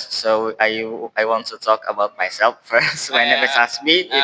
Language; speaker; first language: English; non-native, learner; Indonesian